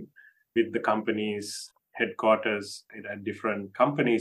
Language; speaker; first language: English; non-native, local second language; Sinhala